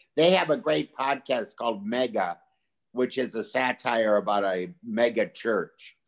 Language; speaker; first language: English; native; English